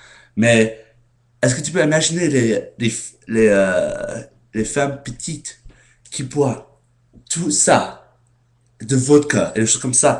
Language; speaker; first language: French; non-native, learner; English